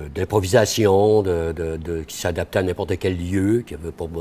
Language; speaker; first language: French; native; French